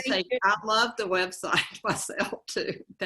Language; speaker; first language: English; native; English